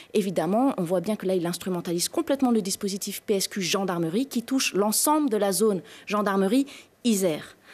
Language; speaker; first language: French; native; French